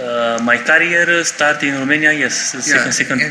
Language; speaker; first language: English; non-native, learner; Romanian